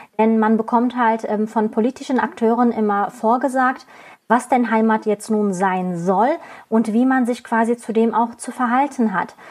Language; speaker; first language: German; early bilingual, other home language; Turkish